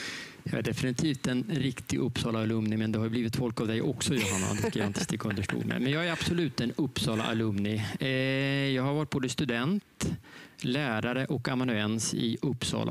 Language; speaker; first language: Swedish; native; Swedish